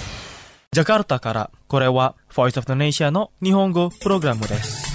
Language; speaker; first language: Japanese; non-native, fluent; Indonesian